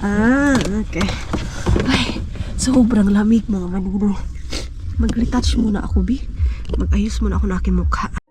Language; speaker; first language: Filipino; non-native, local second language; Cebuano